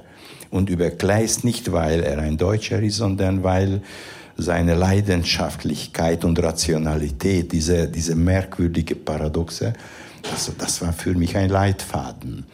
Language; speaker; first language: German; non-native, fluent; Hungarian